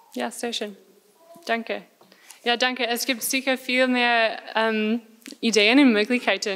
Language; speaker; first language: German; non-native, fluent; English